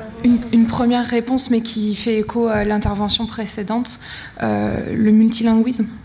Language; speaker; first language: French; native; French